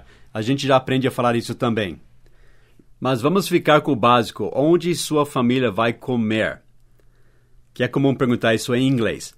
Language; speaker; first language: Portuguese; non-native, fluent; English